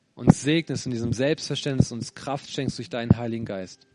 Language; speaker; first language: German; native; German